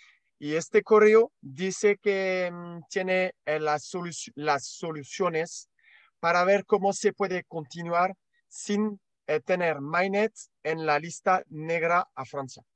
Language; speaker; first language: Spanish; non-native, learner; French